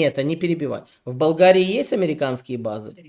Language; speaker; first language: Russian; non-native, local second language; Ukrainian